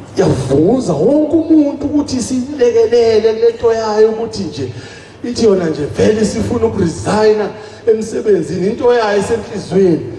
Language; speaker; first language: Zulu; native; Zulu